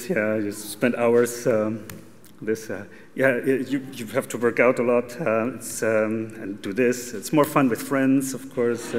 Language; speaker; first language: English; non-native, fluent; German